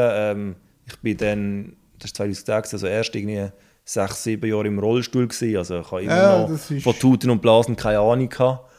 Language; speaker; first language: German; native; German